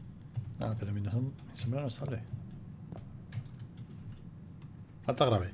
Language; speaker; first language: Spanish; native; Spanish